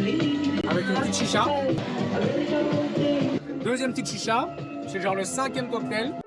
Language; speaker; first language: French; native; French